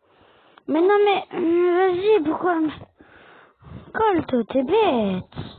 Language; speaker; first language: French; native; French